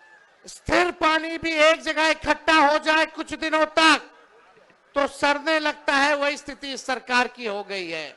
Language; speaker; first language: Hindi; native; Hindi